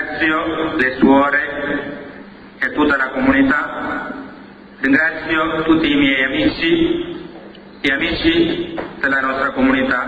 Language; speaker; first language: Italian; non-native, fluent; Malayalam